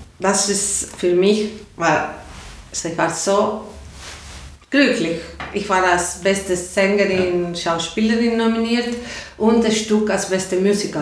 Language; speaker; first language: German; non-native, learner; Spanish